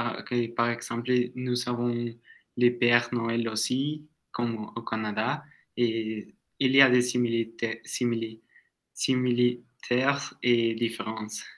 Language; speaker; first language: French; non-native, learner; Spanish